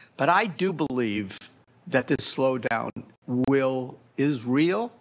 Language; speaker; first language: English; native; English